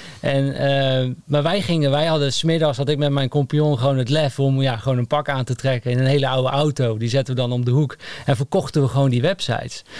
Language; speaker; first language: Dutch; native; Dutch